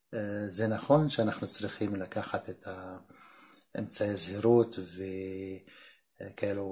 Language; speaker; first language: Hebrew; non-native, local second language; Arabic